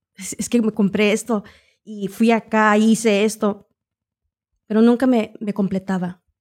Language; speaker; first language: Spanish; early bilingual, heritage; Spanish